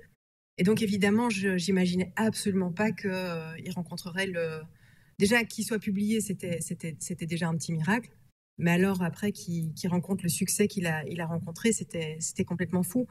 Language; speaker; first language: French; native; French